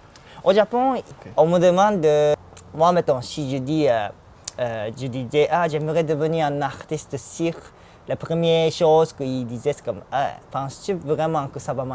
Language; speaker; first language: French; non-native, fluent; Japanese